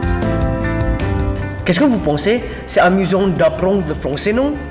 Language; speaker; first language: French; non-native, learner; Indonesian